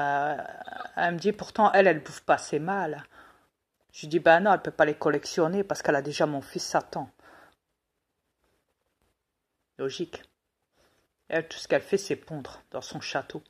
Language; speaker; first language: French; native; French